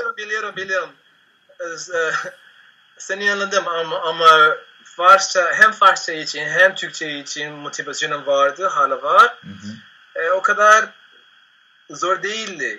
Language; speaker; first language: Turkish; non-native, fluent; Spanish